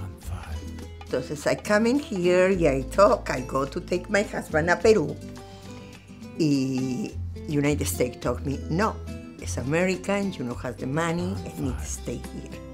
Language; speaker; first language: English; non-native, learner; Spanish